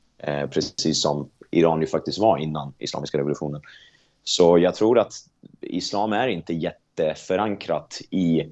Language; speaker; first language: Swedish; native; Swedish